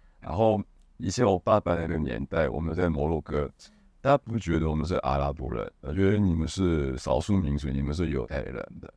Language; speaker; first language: Chinese; non-native, fluent; Hebrew